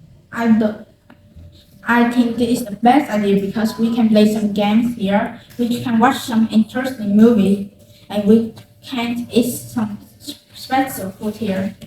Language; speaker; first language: English; non-native, learner; Vietnamese